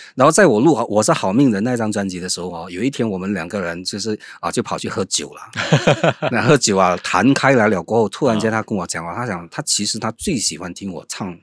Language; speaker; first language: Chinese; non-native, local second language; Min Nan Chinese